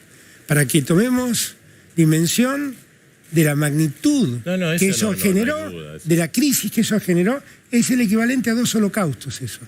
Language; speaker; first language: Spanish; native; Spanish